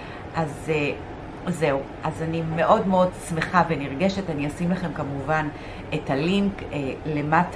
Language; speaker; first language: Hebrew; native; Hebrew